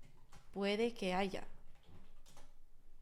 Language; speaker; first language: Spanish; non-native, fluent; English